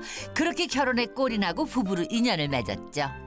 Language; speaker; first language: Korean; native; Korean